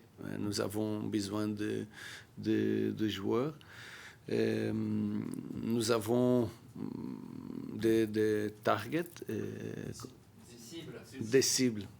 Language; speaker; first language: French; non-native, learner; Portuguese